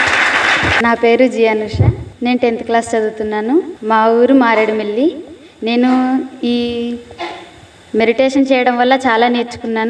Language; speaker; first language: Telugu; native; Telugu